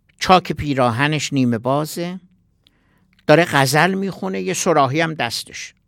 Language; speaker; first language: Persian; non-native, local second language; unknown